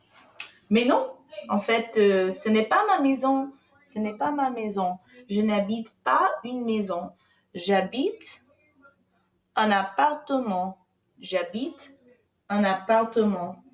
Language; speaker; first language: French; non-native, fluent; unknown